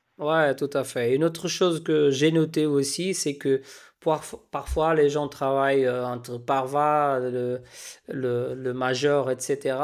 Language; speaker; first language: French; non-native, fluent; Spanish